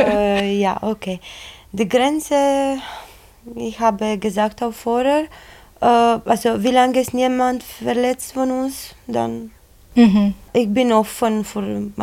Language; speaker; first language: German; non-native, learner; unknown